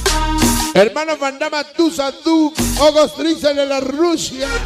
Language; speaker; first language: Spanish; native; Spanish